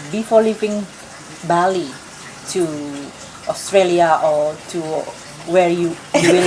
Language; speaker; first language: English; non-native, local second language; Indonesian